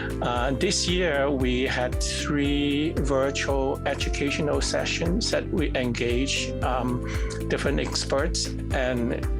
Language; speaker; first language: English; non-native, fluent; Cantonese